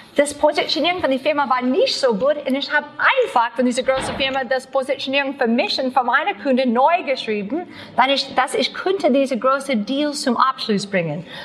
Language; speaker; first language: German; non-native, learner; English